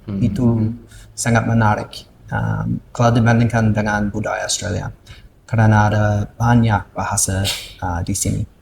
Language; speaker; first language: Indonesian; non-native, learner; English